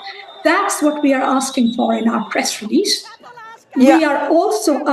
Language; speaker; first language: English; non-native, local second language; Bangla